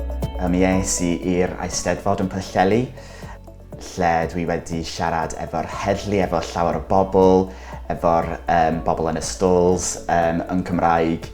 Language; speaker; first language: Welsh; non-native, local second language; English